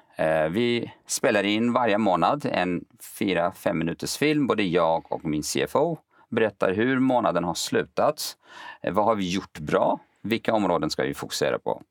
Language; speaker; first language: Swedish; early bilingual, other home language; Kurdish